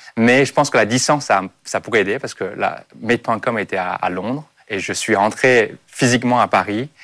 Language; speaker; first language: French; non-native, fluent; Chinese